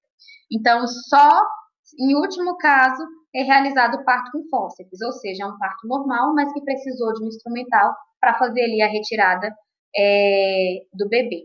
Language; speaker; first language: Portuguese; native; Portuguese